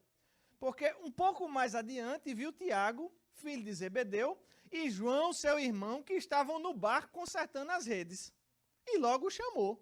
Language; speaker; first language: Portuguese; native; Portuguese